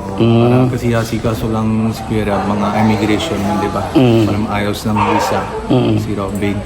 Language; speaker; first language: Filipino; non-native, learner; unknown